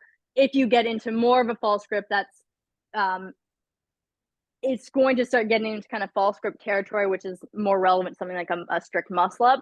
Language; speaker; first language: English; native; English